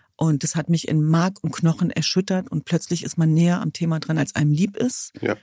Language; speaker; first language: German; early bilingual, other home language; Kurdish